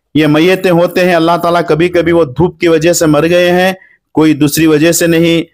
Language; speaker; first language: Urdu; native; Urdu